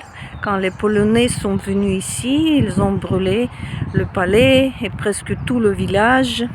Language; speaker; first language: French; non-native, fluent; Russian